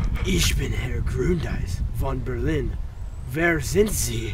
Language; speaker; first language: German; non-native, learner; English